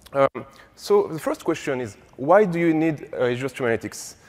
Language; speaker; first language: English; non-native, fluent; French